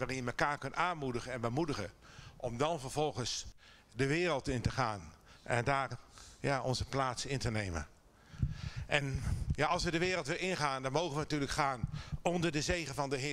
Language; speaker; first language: Dutch; native; Dutch